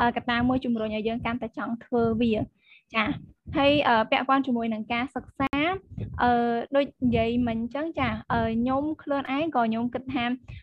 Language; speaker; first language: Khmer; native; Khmer